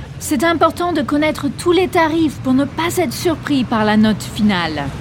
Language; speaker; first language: French; native; French